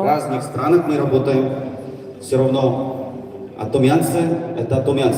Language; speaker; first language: Russian; non-native, fluent; Korean